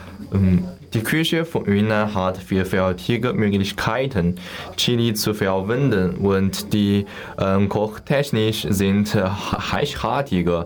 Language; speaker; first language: German; non-native, learner; Chinese